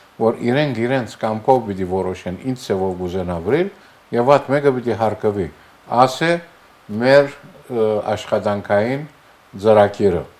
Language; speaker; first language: Armenian; early bilingual, heritage; Armenian